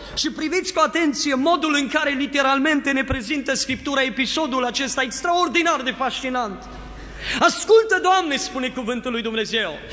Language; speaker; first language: Romanian; native; Romanian